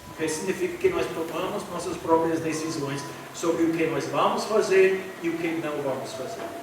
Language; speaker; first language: Portuguese; non-native, fluent; English